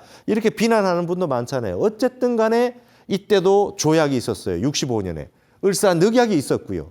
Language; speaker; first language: Korean; native; Korean